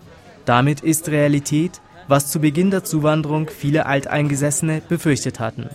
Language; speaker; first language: German; native; German